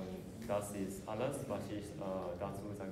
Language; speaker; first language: German; non-native, learner; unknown